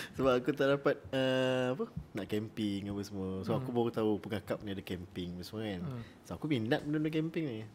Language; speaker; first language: Malay; native; Malay